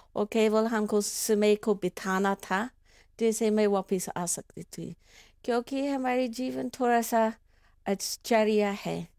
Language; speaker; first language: Hindi; non-native, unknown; English